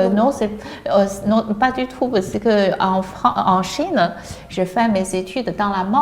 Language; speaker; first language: French; non-native, learner; Chinese